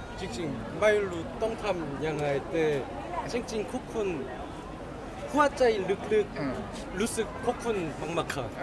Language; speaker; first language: Thai; non-native, learner; Korean